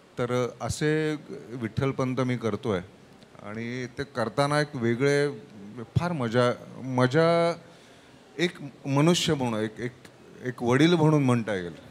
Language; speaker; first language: Marathi; native; Marathi